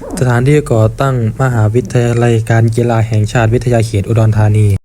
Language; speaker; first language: Thai; native; Thai